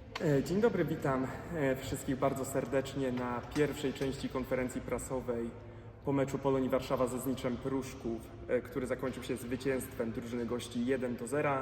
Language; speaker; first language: Polish; native; Polish